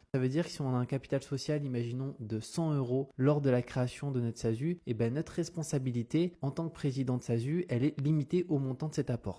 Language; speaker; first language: French; native; French